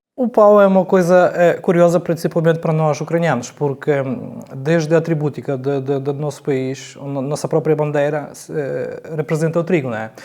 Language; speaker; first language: Portuguese; non-native, fluent; Ukrainian